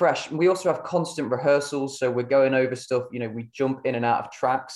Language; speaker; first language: English; native; English